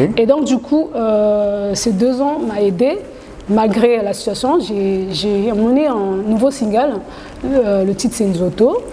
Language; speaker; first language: French; non-native, local second language; Lingala